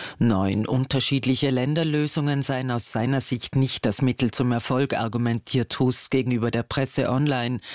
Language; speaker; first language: German; native; German